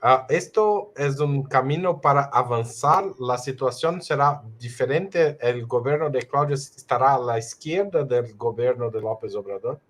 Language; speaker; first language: Spanish; non-native, fluent; Portuguese